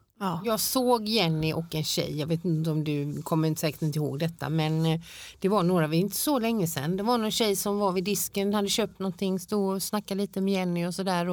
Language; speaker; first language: Swedish; native; Swedish